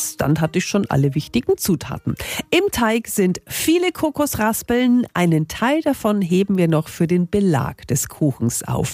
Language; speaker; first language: German; native; German